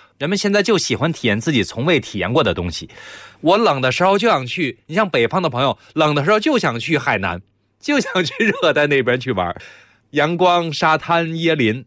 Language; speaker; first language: Chinese; native; Chinese